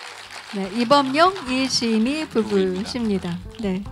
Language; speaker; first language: Korean; native; Korean